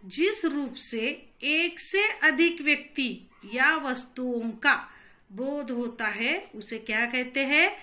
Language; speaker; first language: Hindi; non-native, local second language; Marathi